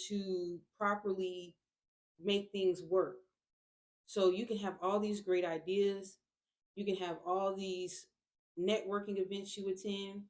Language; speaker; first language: English; native; English